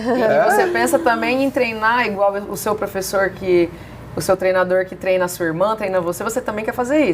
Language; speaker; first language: Portuguese; native; Portuguese